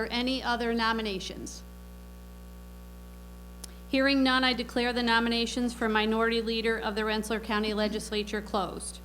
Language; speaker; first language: English; native; English